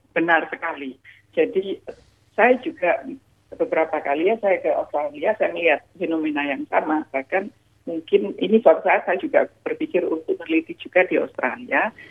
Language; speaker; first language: Indonesian; native; Indonesian